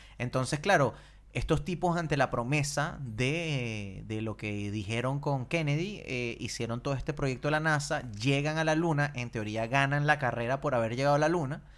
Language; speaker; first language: Spanish; native; Spanish